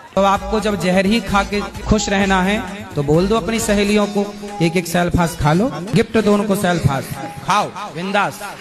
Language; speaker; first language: Hindi; native; Hindi